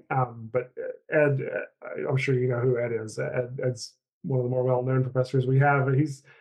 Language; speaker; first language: English; native; English